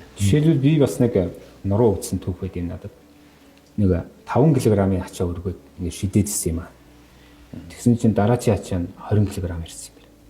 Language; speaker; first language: Mongolian; non-native, local second language; Kazakh